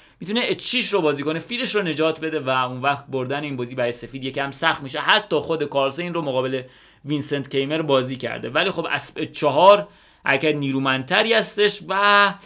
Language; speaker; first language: Persian; native; Persian